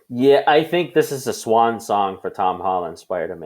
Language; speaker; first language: English; native; English